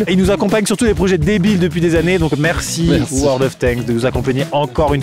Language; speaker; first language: French; native; French